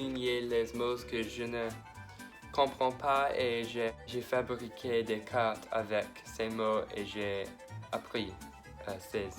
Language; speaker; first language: French; non-native, learner; English